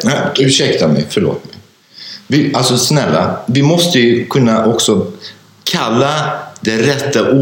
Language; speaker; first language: Swedish; non-native, fluent; Kurdish